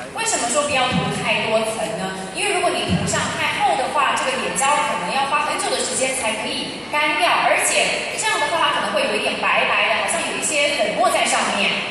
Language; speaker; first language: Chinese; native; Chinese